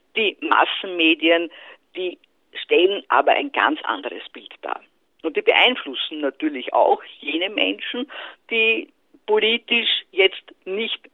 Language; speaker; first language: German; native; German